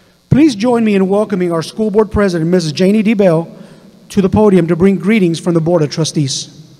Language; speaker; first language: English; native; English